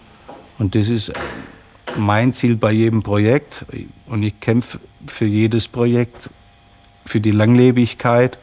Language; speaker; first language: German; native; German